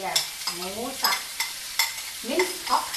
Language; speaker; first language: English; non-native, learner; Thai